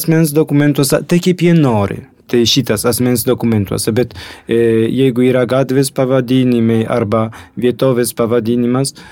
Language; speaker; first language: Lithuanian; early bilingual, heritage; Lithuanian